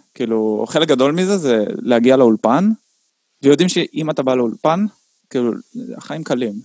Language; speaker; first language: Hebrew; native; Hebrew